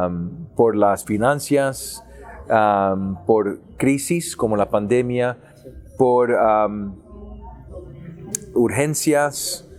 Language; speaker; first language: Spanish; early bilingual, heritage; English